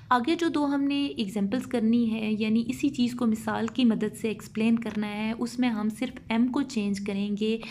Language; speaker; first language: Urdu; non-native, local second language; Punjabi